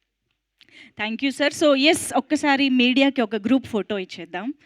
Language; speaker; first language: Telugu; native; Telugu